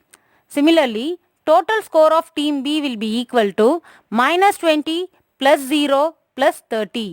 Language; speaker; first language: English; non-native, local second language; Tamil